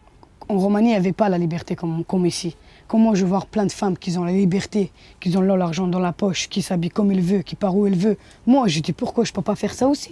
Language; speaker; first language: French; non-native, fluent; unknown